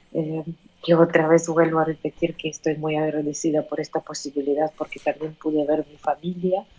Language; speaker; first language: Spanish; non-native, fluent; Ukrainian